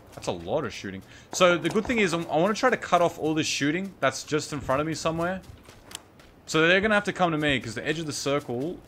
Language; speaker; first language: English; native; English